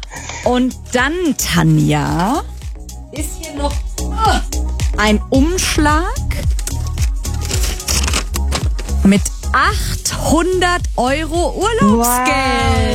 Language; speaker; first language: German; native; German